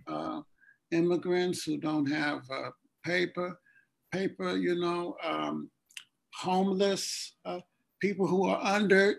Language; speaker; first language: English; native; English